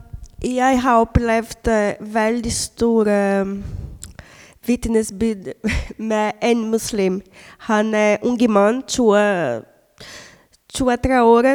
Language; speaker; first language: Norwegian; non-native, learner; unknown